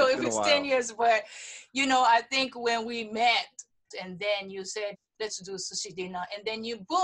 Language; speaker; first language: English; non-native, fluent; Japanese